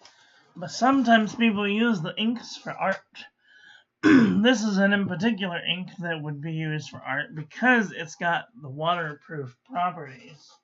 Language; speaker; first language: English; native; English